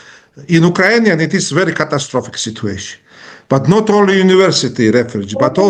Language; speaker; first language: English; non-native, learner; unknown